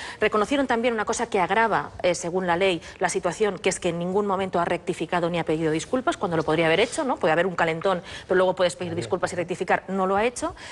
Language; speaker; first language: Spanish; native; Spanish